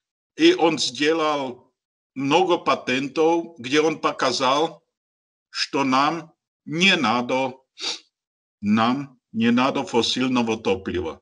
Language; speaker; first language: Russian; non-native, learner; Slovak